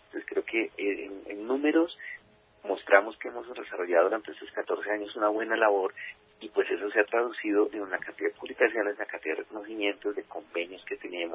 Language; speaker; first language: Spanish; native; Spanish